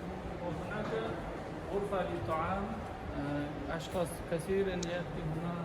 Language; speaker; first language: Arabic; non-native, learner; Kazakh